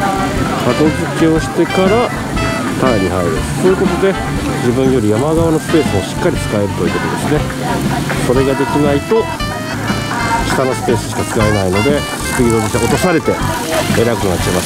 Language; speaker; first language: Japanese; native; Japanese